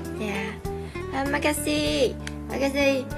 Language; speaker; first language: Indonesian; non-native, learner; Vietnamese